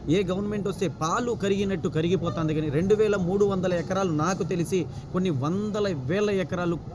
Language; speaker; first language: Telugu; non-native, local second language; Lambadi